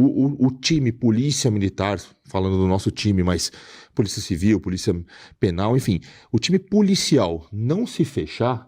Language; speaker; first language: Portuguese; native; Portuguese